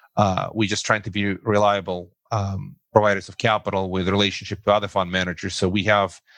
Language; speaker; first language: English; non-native, fluent; Russian